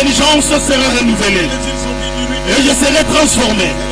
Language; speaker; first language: French; non-native, local second language; Lingala